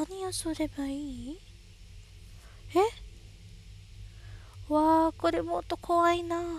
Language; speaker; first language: Japanese; non-native, learner; English